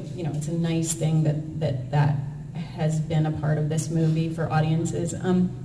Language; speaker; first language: English; native; English